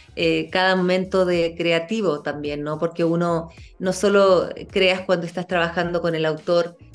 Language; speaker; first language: Spanish; native; Spanish